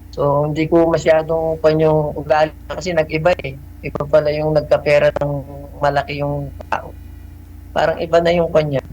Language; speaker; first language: Filipino; native; Filipino